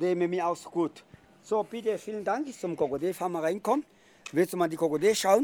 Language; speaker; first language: German; non-native, local second language; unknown